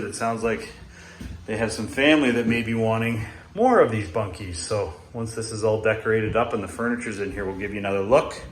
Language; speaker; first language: English; native; English